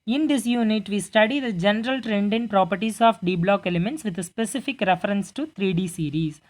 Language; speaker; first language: English; non-native, local second language; Tamil